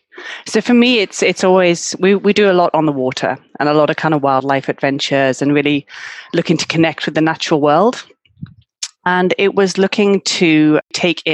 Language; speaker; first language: English; native; English